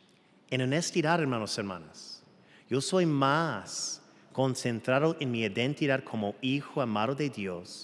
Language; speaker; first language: Spanish; non-native, fluent; English